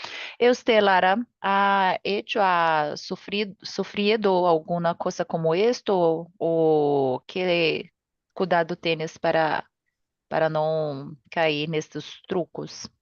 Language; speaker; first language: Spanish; non-native, learner; Portuguese